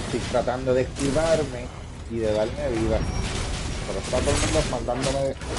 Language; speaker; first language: Spanish; native; Spanish